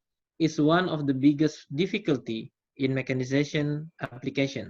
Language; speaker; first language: English; non-native, fluent; Indonesian